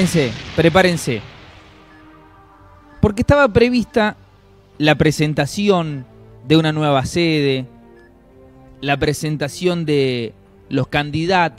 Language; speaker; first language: Spanish; native; Spanish